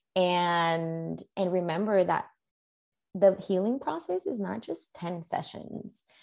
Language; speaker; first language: English; early bilingual, other home language; Spanish